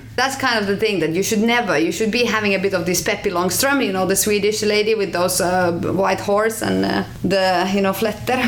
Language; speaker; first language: English; non-native, fluent; Finnish